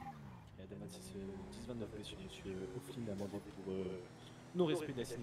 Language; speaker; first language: French; native; French